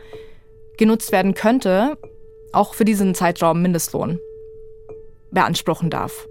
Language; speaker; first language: German; native; German